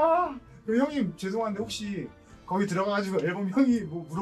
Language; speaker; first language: Korean; native; Korean